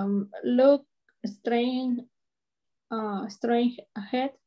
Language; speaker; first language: English; non-native, learner; Spanish